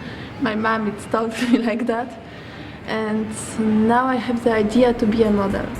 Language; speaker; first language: English; non-native, learner; Polish